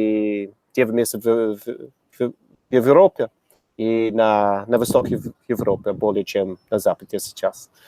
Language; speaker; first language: Russian; non-native, learner; English